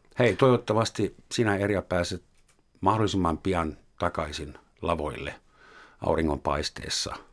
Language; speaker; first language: Finnish; non-native, fluent; German